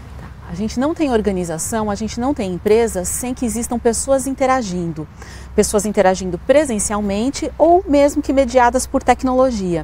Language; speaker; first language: Portuguese; native; Portuguese